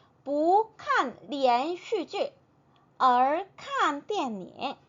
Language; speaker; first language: Chinese; non-native, fluent; Korean